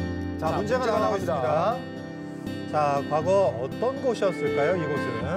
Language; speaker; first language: Korean; native; Korean